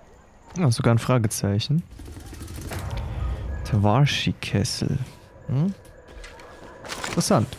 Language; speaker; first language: German; native; German